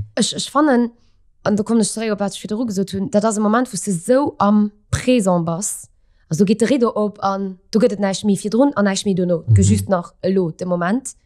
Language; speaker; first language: Luxembourgish; early bilingual, other home language; Portuguese